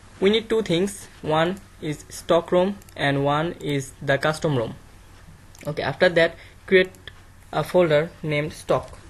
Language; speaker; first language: English; non-native, learner; Bangla